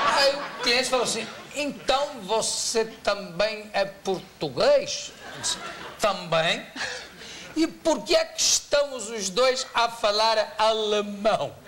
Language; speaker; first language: Portuguese; native; Portuguese